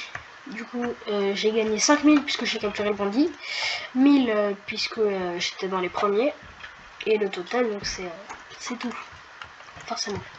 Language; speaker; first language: French; native; French